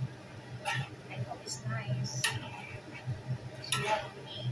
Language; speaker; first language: English; non-native, learner; Filipino